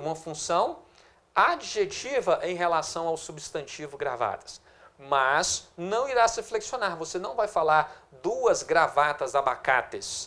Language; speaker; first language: Portuguese; native; Portuguese